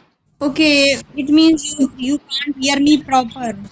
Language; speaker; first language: English; non-native, learner; Hindi